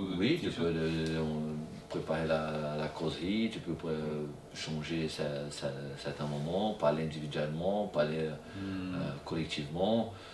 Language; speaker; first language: French; non-native, fluent; Portuguese